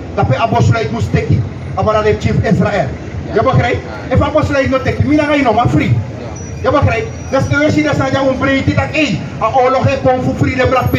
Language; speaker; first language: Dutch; non-native, local second language; Sranan Tongo